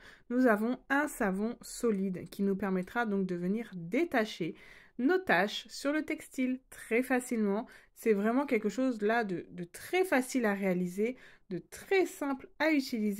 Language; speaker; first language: French; native; French